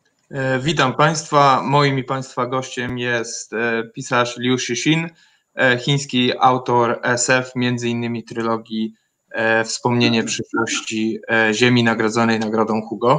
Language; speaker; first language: Polish; native; Polish